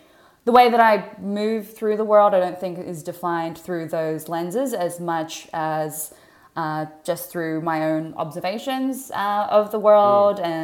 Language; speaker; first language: English; native; English